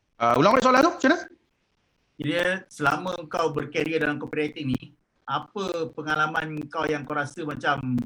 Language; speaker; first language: Malay; native; Malay